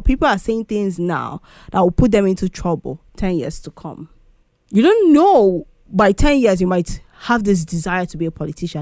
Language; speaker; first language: English; non-native, local second language; Igbo